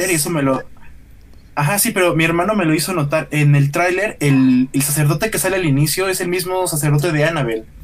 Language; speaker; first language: Spanish; native; Spanish